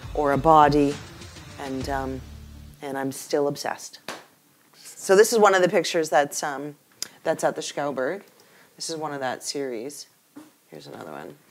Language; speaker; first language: English; native; English